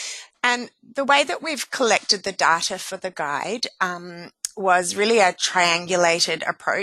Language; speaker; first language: English; native; English